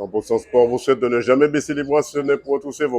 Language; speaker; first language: French; native; French